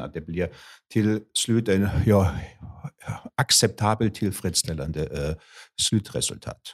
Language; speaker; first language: Swedish; non-native, fluent; German